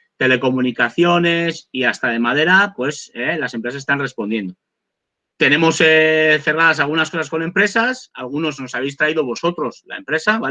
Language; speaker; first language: Spanish; native; Spanish